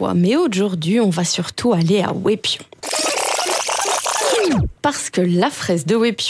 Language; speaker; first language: French; native; French